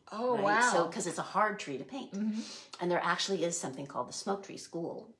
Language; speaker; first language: English; native; English